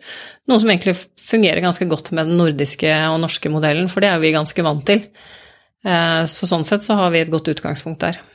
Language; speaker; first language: Norwegian; native; Norwegian